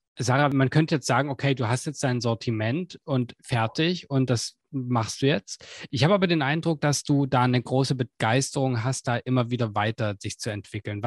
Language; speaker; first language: German; native; German